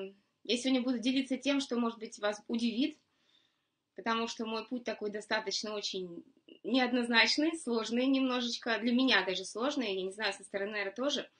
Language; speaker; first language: Russian; native; Russian